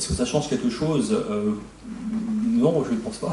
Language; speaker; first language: French; native; French